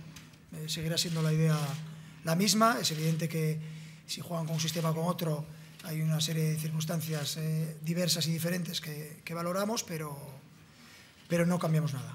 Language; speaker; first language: Spanish; native; Spanish